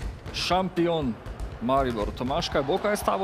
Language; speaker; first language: Slovenian; native; Slovenian